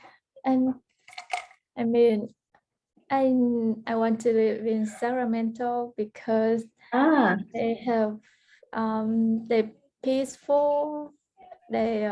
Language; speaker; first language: English; early bilingual, heritage; Vietnamese